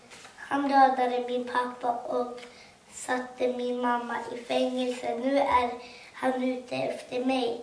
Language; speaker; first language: Swedish; early bilingual, other home language; Kurdish